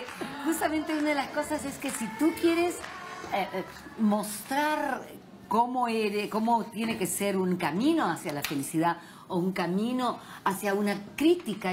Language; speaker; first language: Spanish; native; Spanish